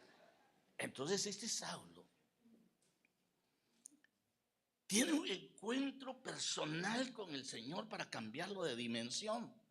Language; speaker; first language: Spanish; native; Spanish